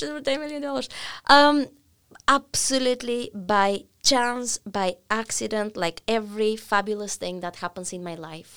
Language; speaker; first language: English; non-native, fluent; Bulgarian